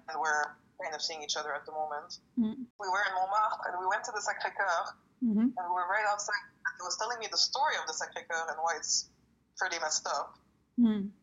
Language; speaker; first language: English; non-native, fluent; French